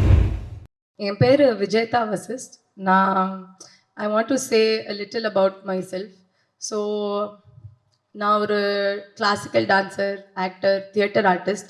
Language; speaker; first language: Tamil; non-native, learner; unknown